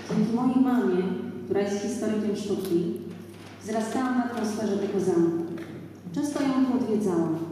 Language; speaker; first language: Polish; native; Polish